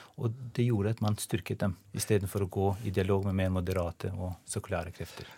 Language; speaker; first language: Norwegian; non-native, fluent; Albanian